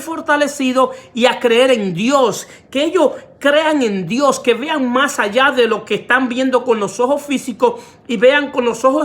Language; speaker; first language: Spanish; native; Spanish